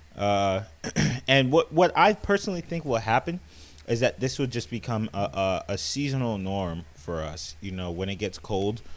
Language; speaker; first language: English; native; English